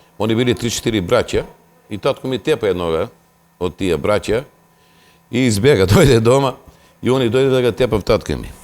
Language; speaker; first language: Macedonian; native; Macedonian